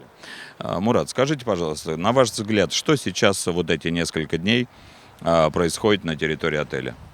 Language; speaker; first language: Russian; native; Russian